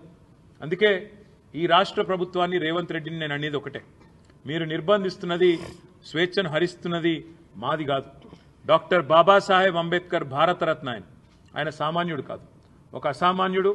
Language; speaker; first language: Telugu; native; Telugu